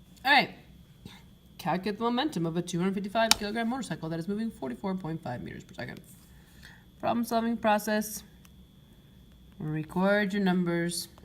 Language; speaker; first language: English; native; English